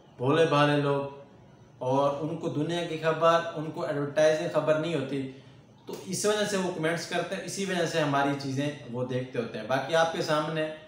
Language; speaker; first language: Urdu; non-native, local second language; Punjabi